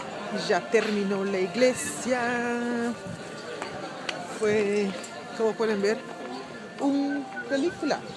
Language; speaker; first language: Spanish; non-native, fluent; Papiamento